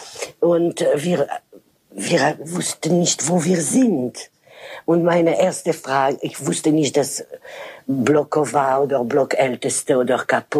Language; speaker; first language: German; non-native, fluent; French